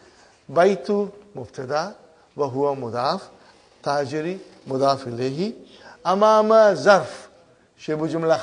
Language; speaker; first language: Arabic; non-native, fluent; English